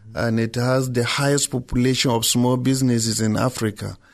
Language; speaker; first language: English; non-native, local second language; Hausa